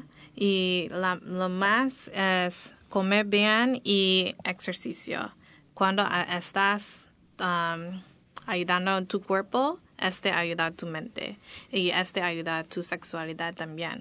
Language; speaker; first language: Spanish; non-native, learner; English